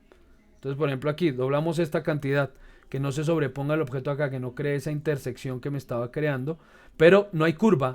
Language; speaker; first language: Spanish; native; Spanish